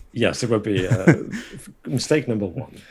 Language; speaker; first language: English; native; English